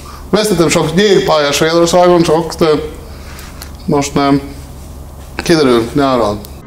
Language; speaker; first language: Hungarian; non-native, learner; Swedish